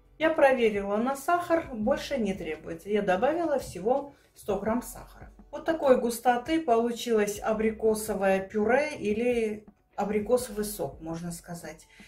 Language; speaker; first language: Russian; non-native, local second language; Armenian